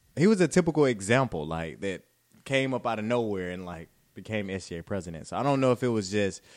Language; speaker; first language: English; native; English